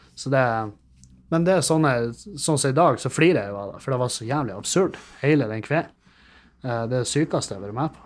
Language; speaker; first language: Norwegian; native; Norwegian